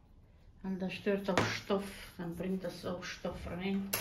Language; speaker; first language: German; non-native, fluent; Croatian